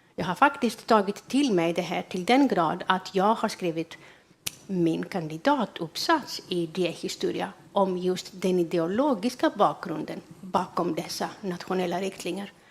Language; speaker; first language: Swedish; non-native, fluent; Greek